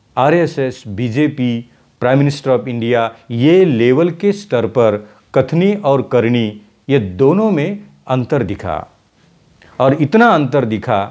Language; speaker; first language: Hindi; non-native, local second language; Marathi